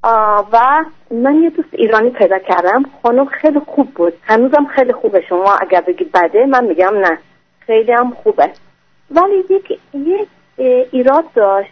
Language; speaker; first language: Persian; non-native, fluent; French